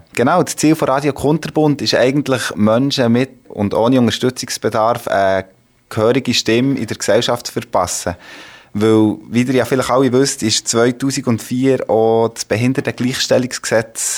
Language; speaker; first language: German; native; German